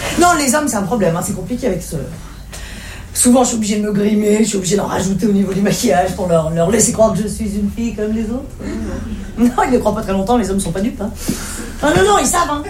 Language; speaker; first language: French; native; French